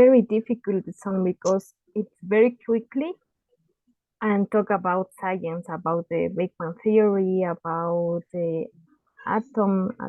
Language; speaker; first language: English; non-native, learner; Spanish